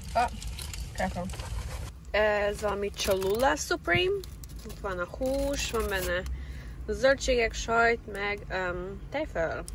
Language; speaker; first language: Hungarian; non-native, fluent; English